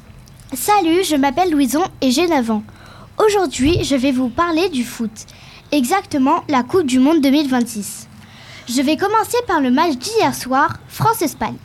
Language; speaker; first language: French; native; French